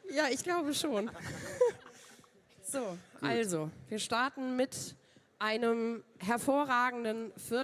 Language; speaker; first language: German; native; German